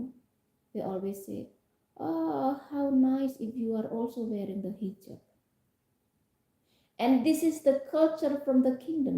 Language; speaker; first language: English; non-native, fluent; Indonesian